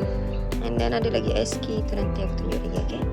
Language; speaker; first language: Malay; native; Malay